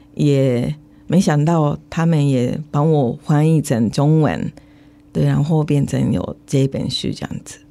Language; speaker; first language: Chinese; non-native, fluent; Japanese